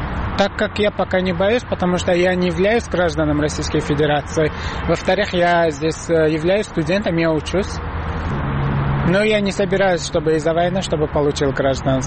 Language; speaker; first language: Russian; non-native, fluent; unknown